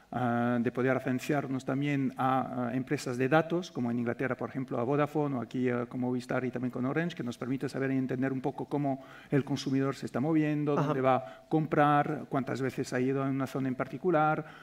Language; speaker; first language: Spanish; non-native, fluent; French